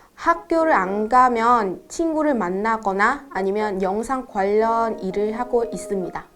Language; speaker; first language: Korean; non-native, fluent; Vietnamese